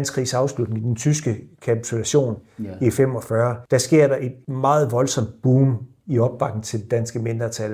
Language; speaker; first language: Danish; native; Danish